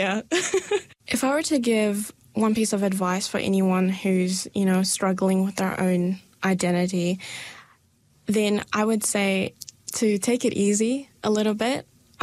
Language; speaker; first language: English; non-native, local second language; Malay